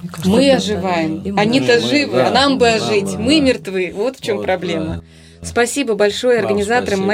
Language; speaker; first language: Russian; native; Russian